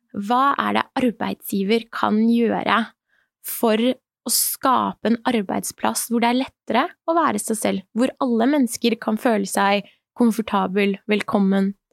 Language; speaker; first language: Norwegian; early bilingual, other home language; Persian